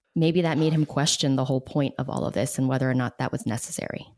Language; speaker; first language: English; native; English